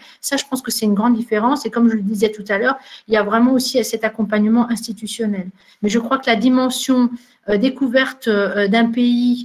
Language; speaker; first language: French; native; French